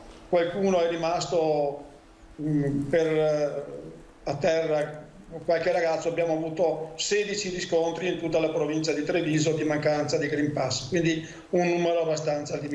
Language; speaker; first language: Italian; native; Italian